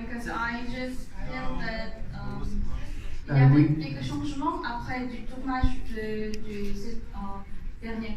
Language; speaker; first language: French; non-native, learner; Korean